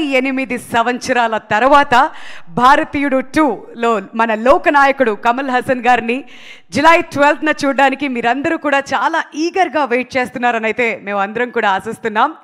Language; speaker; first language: Telugu; native; Telugu